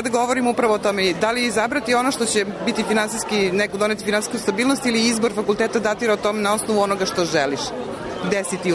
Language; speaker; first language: Serbian; native; Serbian